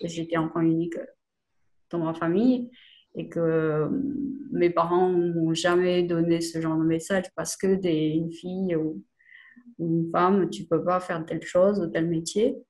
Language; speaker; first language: French; non-native, fluent; Chinese